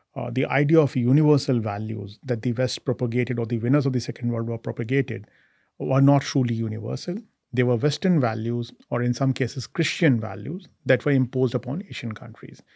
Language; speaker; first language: English; non-native, local second language; Hindi